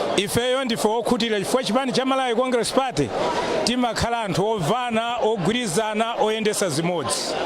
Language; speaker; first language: Nyanja; non-native, local second language; Yao